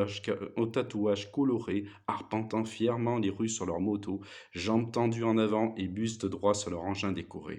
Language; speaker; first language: French; native; French